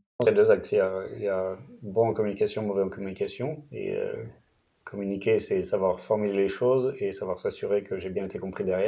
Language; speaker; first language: French; native; French